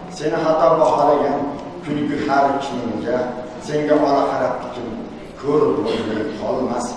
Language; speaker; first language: Uzbek; native; Uzbek